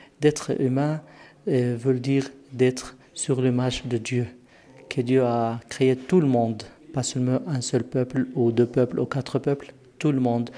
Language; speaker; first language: French; non-native, fluent; Arabic